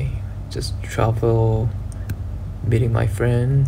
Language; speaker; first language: English; non-native, learner; Thai